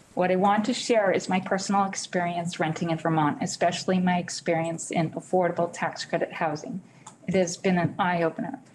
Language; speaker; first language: English; native; English